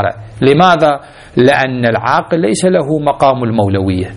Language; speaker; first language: Arabic; native; Arabic